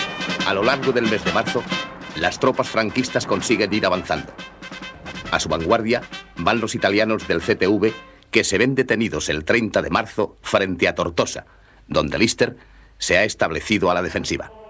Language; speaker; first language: Spanish; native; Spanish